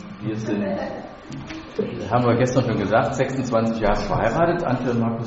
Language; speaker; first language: German; native; German